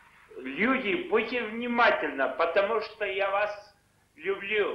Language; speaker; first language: Russian; non-native, local second language; Estonian